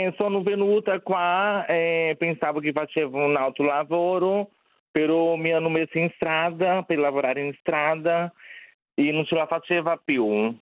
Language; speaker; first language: Italian; non-native, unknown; Portuguese